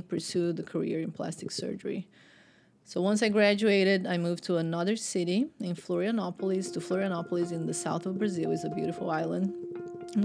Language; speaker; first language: English; non-native, fluent; Portuguese